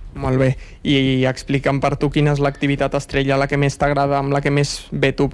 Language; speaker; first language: Catalan; native; Catalan